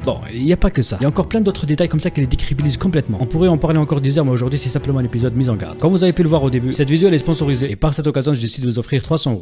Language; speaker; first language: French; native; French